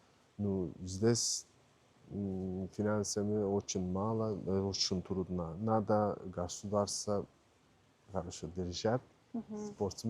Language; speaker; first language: Russian; non-native, learner; Turkish